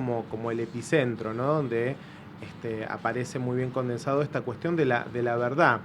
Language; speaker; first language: Spanish; native; Spanish